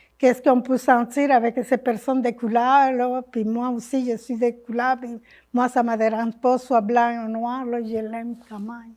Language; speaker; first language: French; non-native, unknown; Spanish